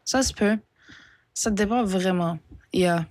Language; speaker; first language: French; non-native, local second language; English